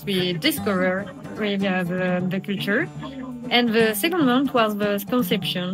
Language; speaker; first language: English; non-native, learner; French